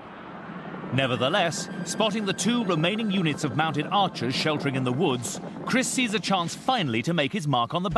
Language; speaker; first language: English; native; English